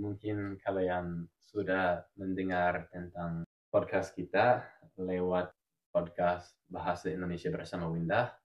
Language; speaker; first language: Indonesian; non-native, fluent; English